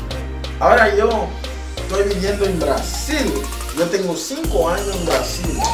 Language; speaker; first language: Spanish; non-native, learner; Haitian Creole